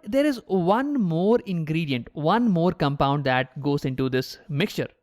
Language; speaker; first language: English; non-native, local second language; Hindi